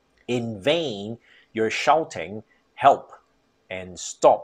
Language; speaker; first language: English; non-native, local second language; Cantonese